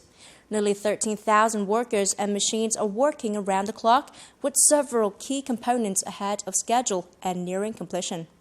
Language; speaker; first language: English; non-native, fluent; Vietnamese